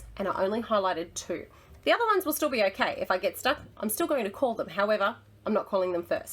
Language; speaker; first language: English; native; English